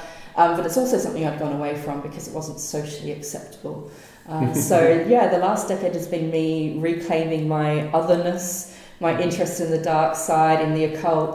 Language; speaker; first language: English; native; English